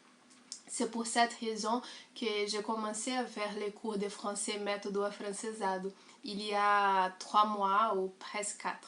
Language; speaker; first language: French; non-native, fluent; Portuguese